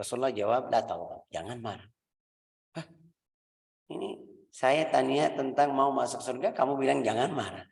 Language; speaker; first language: Indonesian; non-native, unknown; Arabic